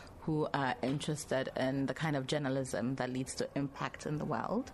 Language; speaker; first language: English; non-native, local second language; Akan